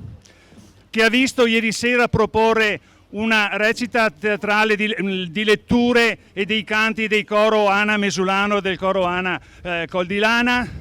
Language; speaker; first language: Italian; native; Italian